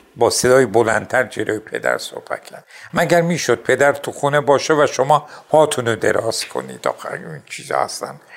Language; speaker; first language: Persian; non-native, local second language; Azerbaijani